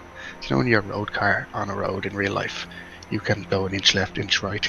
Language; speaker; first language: English; native; English